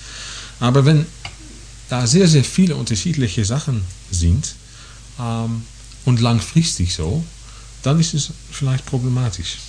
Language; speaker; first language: German; non-native, fluent; English